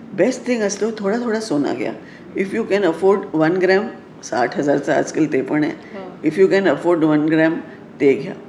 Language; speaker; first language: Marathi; non-native, local second language; Sindhi